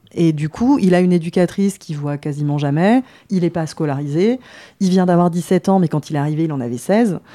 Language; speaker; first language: French; native; French